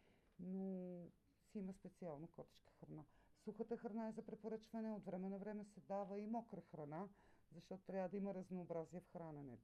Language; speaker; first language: Bulgarian; native; Bulgarian